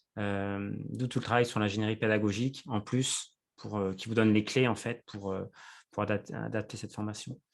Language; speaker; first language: French; native; French